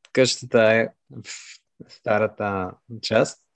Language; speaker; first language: Bulgarian; non-native, learner; French